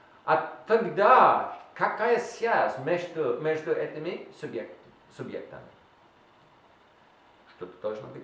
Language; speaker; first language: Russian; non-native, learner; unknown